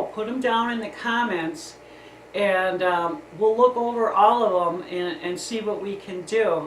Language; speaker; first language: English; native; English